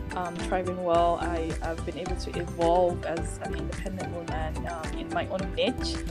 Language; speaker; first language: English; non-native, local second language; Yoruba